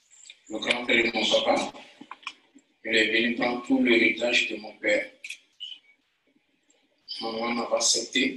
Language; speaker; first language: French; non-native, learner; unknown